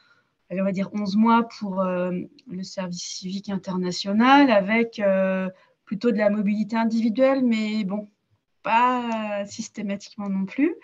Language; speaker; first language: French; native; French